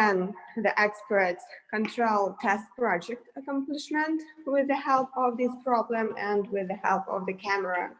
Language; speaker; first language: English; non-native, fluent; Russian